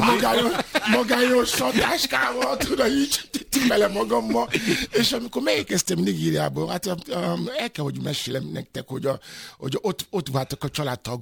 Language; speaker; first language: Hungarian; non-native, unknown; Yoruba